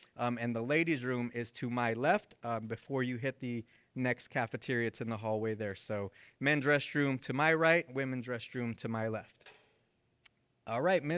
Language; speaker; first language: English; early bilingual, other home language; Spanish